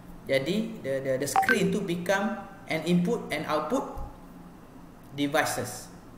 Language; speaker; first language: English; non-native, local second language; Malay